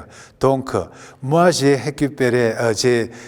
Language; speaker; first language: French; non-native, learner; Korean